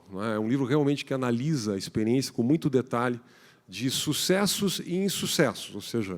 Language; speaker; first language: Portuguese; native; Portuguese